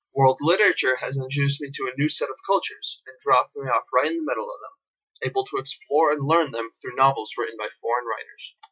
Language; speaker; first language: English; early bilingual, other home language; Polish